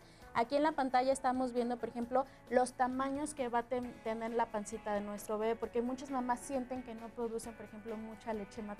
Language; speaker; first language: Spanish; native; Spanish